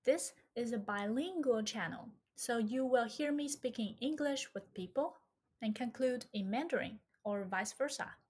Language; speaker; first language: English; non-native, fluent; Chinese